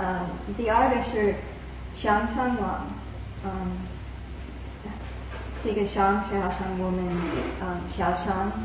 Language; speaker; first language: Chinese; non-native, fluent; English